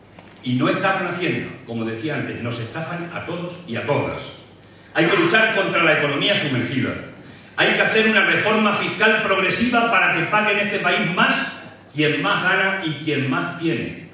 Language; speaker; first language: Spanish; native; Spanish